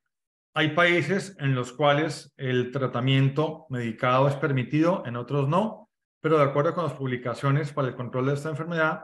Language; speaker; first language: Spanish; native; Spanish